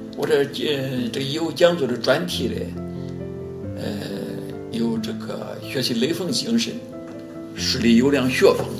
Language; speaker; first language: Chinese; native; Chinese